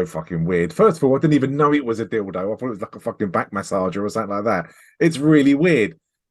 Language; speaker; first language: English; native; English